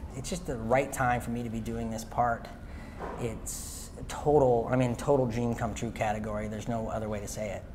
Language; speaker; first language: English; native; English